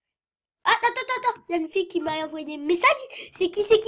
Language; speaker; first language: French; native; French